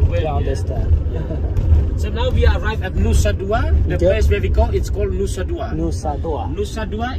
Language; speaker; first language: English; non-native, learner; Indonesian